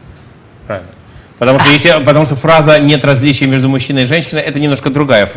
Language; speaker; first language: Russian; native; Russian